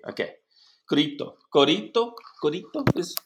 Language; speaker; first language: Spanish; non-native, learner; English